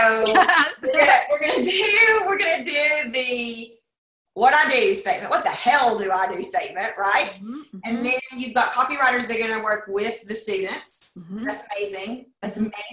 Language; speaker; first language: English; native; English